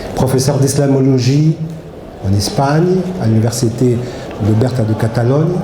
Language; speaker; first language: French; non-native, fluent; Arabic